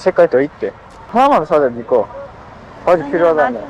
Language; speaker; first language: Korean; native; Korean